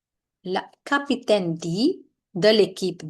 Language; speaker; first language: French; non-native, fluent; Hindi